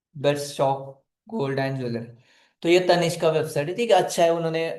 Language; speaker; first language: Hindi; non-native, local second language; Marathi